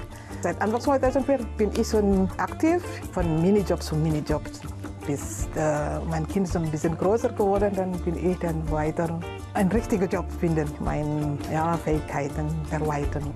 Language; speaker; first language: German; non-native, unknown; Indonesian